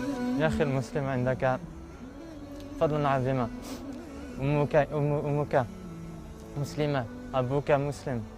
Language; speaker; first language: Arabic; non-native, learner; French